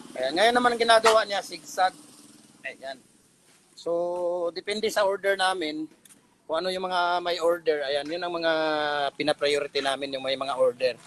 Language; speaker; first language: Filipino; native; Filipino